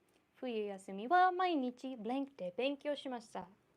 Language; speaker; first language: Japanese; non-native, fluent; English